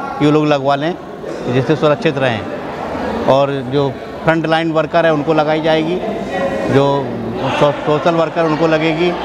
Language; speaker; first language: Hindi; native; Hindi